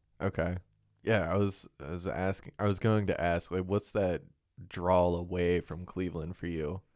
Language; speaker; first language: English; native; English